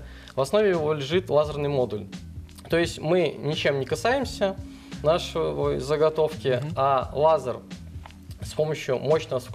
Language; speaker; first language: Russian; native; Russian